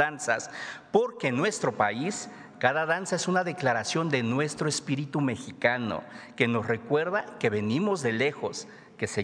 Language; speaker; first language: Spanish; non-native, local second language; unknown